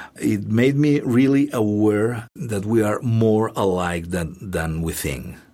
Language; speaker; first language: English; non-native, fluent; Spanish